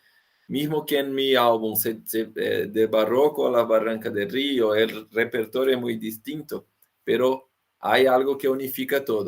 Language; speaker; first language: Spanish; non-native, fluent; Portuguese